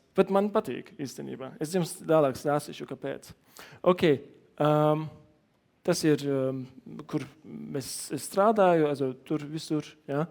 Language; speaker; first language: Latvian; non-native, learner; German